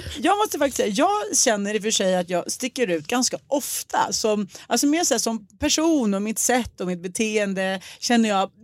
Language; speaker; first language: Swedish; early bilingual, other home language; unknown